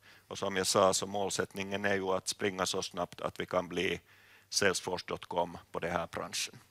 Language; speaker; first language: Swedish; non-native, local second language; Finnish